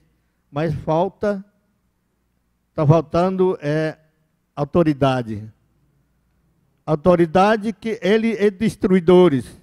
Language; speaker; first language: Portuguese; non-native, local second language; Yanomámi